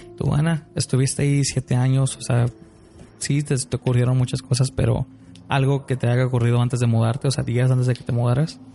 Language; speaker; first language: Spanish; early bilingual, heritage; Spanish